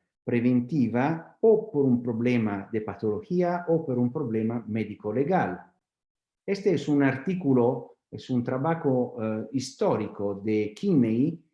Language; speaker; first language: Spanish; non-native, learner; Italian